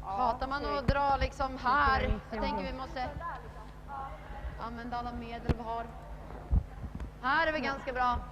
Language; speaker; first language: Swedish; native; Swedish